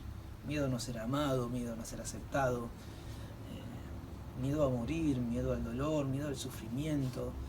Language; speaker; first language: Spanish; native; Spanish